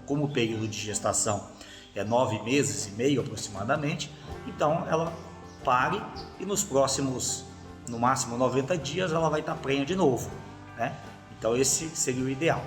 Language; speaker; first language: Portuguese; native; Portuguese